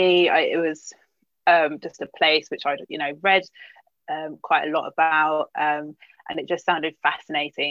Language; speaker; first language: English; native; English